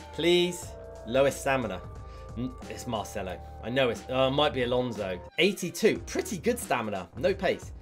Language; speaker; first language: English; native; English